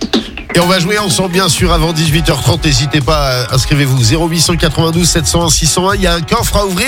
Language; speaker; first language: French; native; French